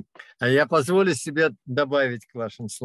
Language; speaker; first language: Russian; native; Russian